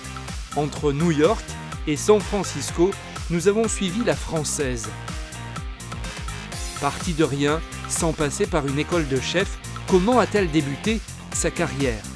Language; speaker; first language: French; native; French